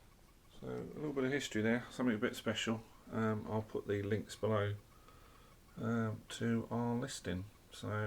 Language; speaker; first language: English; native; English